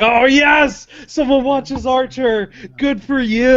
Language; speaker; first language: English; native; English